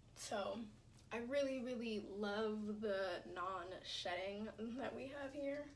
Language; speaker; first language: English; native; English